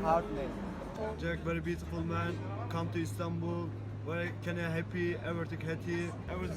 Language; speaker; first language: English; non-native, learner; Turkish